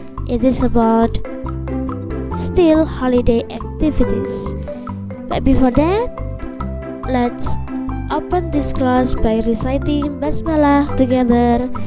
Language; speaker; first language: English; non-native, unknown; Indonesian